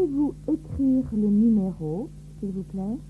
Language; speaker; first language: French; non-native, fluent; English